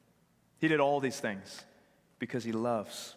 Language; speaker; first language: English; native; English